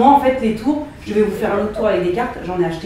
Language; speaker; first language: French; native; French